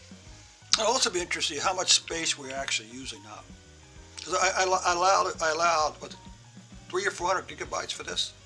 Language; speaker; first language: English; native; English